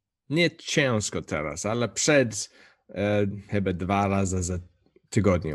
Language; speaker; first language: Polish; non-native, learner; English